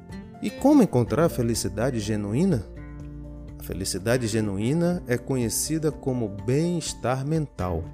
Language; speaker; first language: Portuguese; native; Portuguese